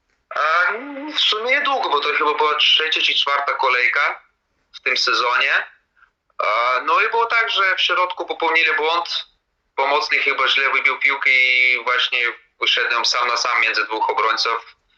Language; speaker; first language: Polish; non-native, fluent; Latvian